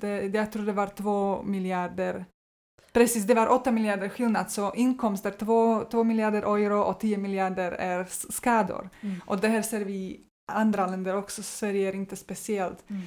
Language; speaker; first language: Swedish; non-native, fluent; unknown